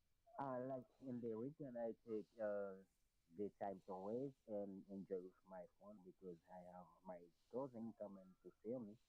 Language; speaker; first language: English; non-native, learner; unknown